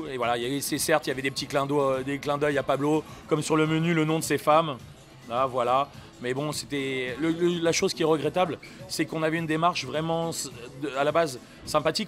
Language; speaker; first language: French; native; French